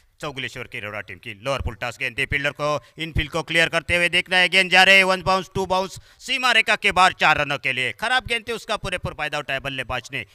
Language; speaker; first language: Hindi; non-native, local second language; Marathi